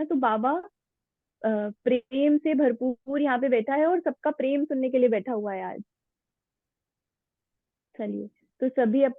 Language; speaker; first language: Hindi; native; Hindi